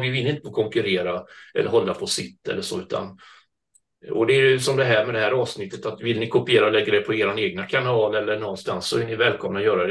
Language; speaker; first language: Swedish; native; Swedish